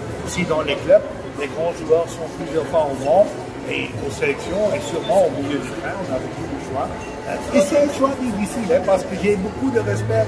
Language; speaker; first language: French; non-native, fluent; Dutch